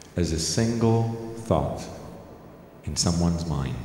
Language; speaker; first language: English; non-native, fluent; Greek